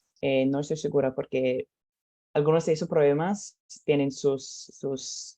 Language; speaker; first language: Spanish; non-native, learner; English